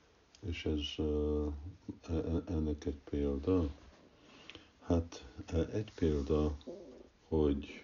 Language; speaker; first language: Hungarian; early bilingual, heritage; Hungarian